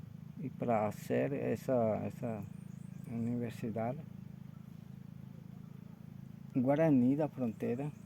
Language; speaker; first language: Portuguese; non-native, local second language; Guarani